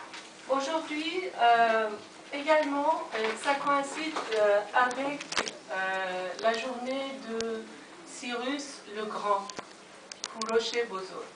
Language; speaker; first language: French; non-native, fluent; Persian